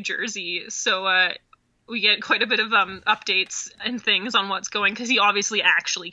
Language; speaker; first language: English; native; English